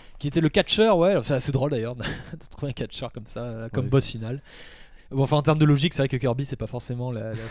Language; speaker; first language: French; native; French